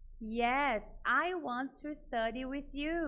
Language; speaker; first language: English; non-native, fluent; Portuguese